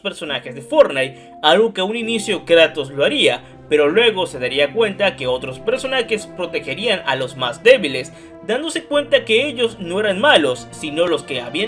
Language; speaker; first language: Spanish; native; Spanish